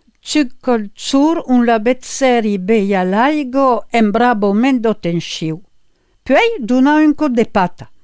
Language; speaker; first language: Occitan; native; Occitan